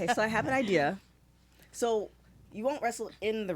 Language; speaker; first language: English; native; English